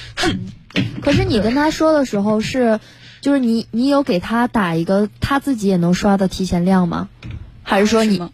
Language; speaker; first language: Chinese; native; Chinese